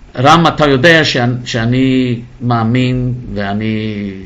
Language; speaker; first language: Hebrew; non-native, fluent; English